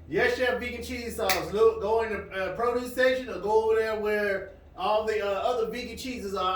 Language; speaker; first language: English; native; English